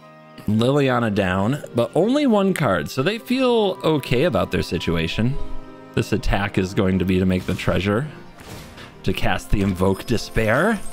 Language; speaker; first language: English; native; English